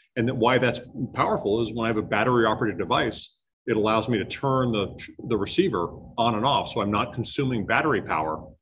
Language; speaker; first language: English; native; English